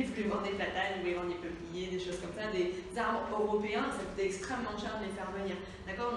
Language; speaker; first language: French; native; French